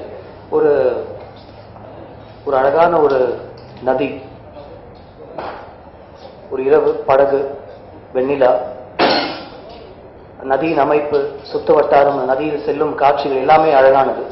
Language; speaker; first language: Tamil; native; Tamil